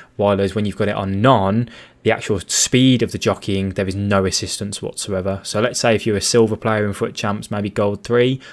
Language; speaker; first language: English; native; English